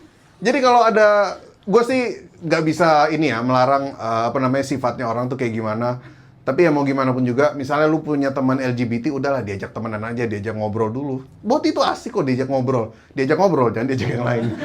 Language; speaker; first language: Indonesian; native; Indonesian